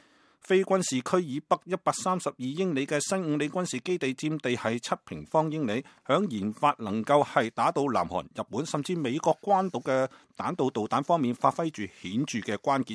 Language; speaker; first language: Chinese; non-native, local second language; Cantonese